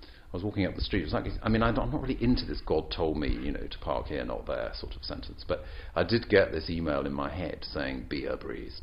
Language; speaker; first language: English; native; English